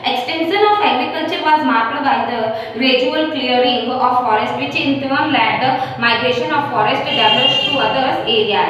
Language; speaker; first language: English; non-native, local second language; Hindi